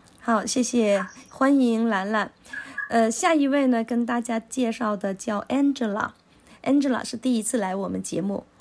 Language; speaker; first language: Chinese; non-native, local second language; Cantonese